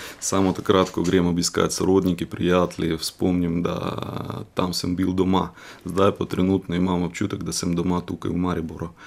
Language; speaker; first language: Slovenian; non-native, fluent; Russian